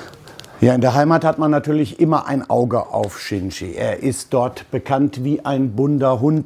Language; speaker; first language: German; native; German